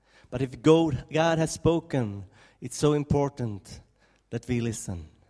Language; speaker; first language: English; non-native, fluent; Swedish